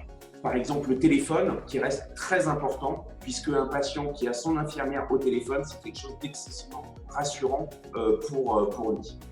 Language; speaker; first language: French; native; French